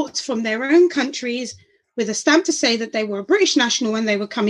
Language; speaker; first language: English; native; English